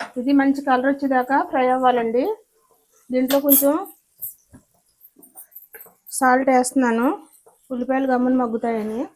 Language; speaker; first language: Telugu; native; Telugu